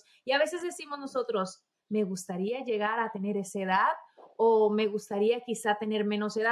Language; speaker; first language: Spanish; native; Spanish